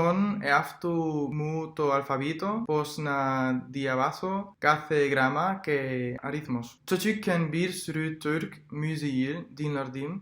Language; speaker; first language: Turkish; non-native, learner; Spanish